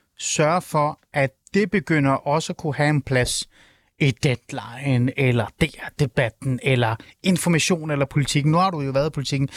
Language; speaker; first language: Danish; early bilingual, other home language; Persian